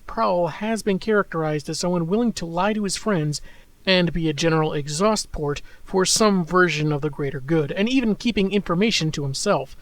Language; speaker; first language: English; native; English